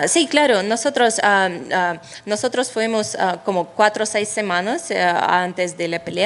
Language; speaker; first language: Spanish; non-native, fluent; Russian